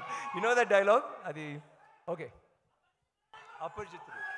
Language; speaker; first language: Telugu; non-native, learner; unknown